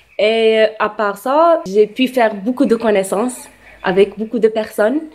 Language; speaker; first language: French; non-native, local second language; Arabic